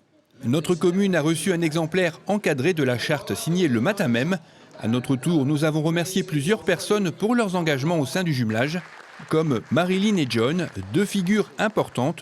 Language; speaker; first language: French; native; French